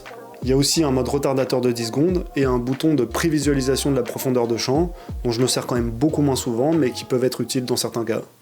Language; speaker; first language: French; native; French